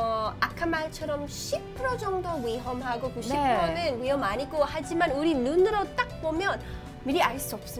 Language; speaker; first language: Korean; non-native, learner; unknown